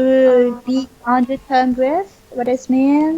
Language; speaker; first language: English; non-native, fluent; Vietnamese